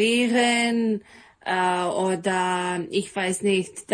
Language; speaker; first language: German; non-native, learner; Serbian